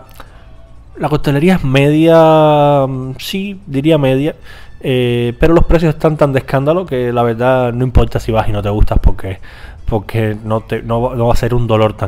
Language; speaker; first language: Spanish; native; Spanish